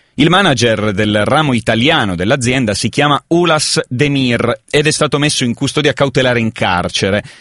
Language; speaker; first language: Italian; native; Italian